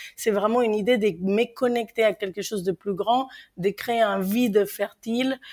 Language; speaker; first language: French; non-native, fluent; Spanish